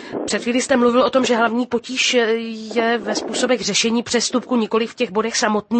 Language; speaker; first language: Czech; native; Czech